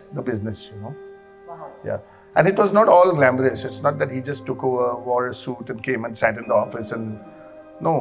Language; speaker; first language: English; non-native, local second language; Konkani